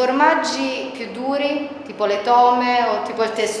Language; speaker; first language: Italian; native; Italian